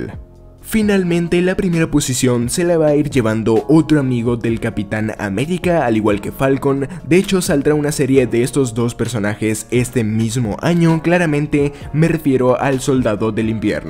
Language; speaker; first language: Spanish; native; Spanish